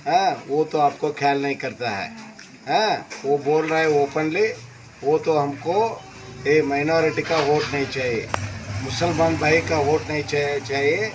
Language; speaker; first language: Hindi; non-native, local second language; Kannada